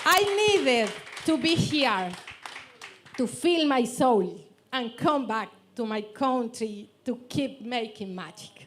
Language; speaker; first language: English; non-native, learner; Spanish